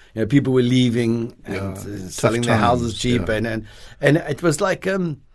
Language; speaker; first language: English; native; English